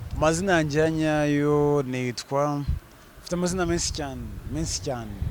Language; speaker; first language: Kinyarwanda; early bilingual, heritage; Kinyarwanda